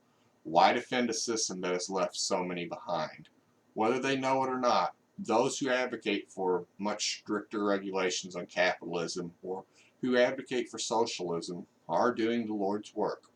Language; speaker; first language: English; native; English